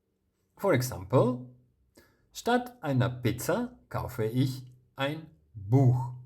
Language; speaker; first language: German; non-native, fluent; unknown